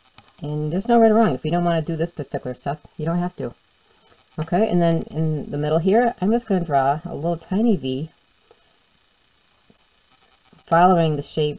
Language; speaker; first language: English; native; English